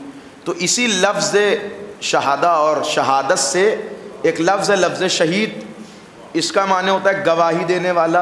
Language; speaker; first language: Urdu; native; Urdu